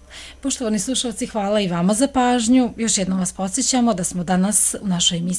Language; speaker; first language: Croatian; native; Croatian